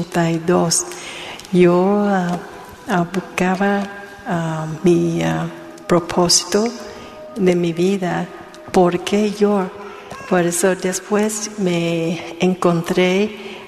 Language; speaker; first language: Spanish; non-native, learner; Vietnamese